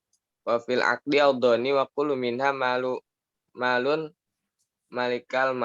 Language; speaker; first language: Arabic; non-native, learner; Indonesian